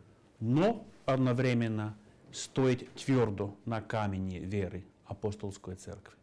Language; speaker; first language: Russian; non-native, fluent; Finnish